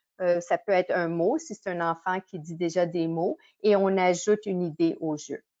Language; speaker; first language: French; native; French